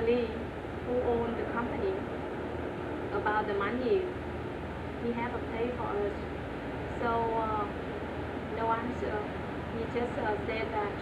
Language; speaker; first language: English; non-native, learner; Vietnamese